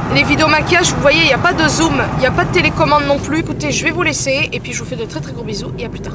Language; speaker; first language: French; native; French